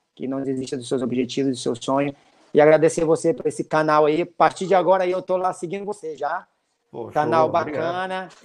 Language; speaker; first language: Portuguese; native; Portuguese